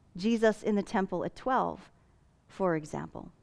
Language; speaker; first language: English; native; English